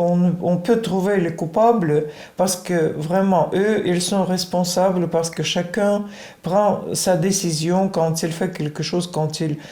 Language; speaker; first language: French; non-native, fluent; Russian